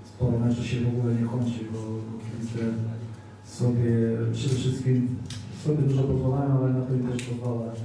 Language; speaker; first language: Polish; non-native, fluent; Serbian